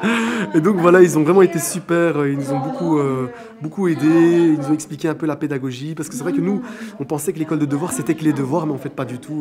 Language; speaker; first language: French; native; French